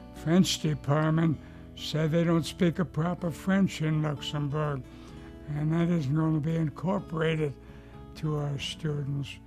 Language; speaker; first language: English; early bilingual, other home language; Luxembourgish